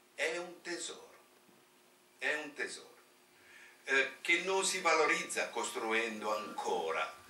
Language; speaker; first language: Italian; native; Italian